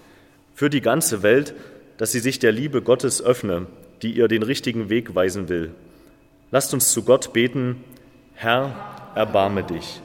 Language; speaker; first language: German; native; German